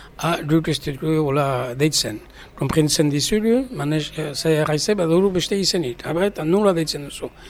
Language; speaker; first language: Basque; native; Basque